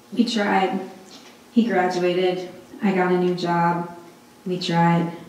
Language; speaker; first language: English; early bilingual, other home language; Hindi